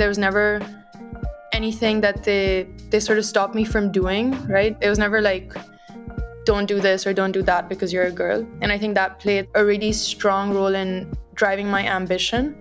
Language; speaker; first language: English; non-native, local second language; Urdu